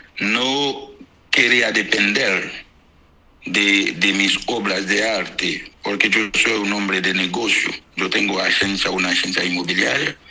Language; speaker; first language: Spanish; non-native, fluent; Haitian Creole